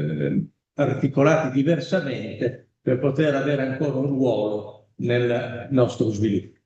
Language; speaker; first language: Italian; native; Italian